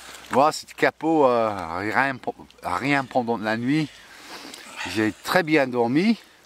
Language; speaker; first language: French; non-native, fluent; English